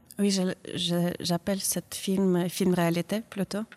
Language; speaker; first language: French; non-native, learner; Ukrainian